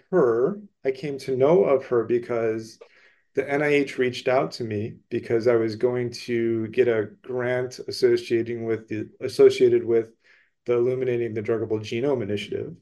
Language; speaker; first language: English; native; English